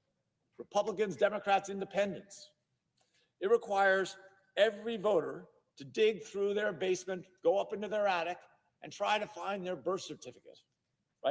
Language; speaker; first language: English; native; English